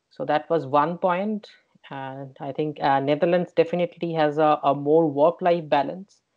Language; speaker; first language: English; non-native, local second language; Bangla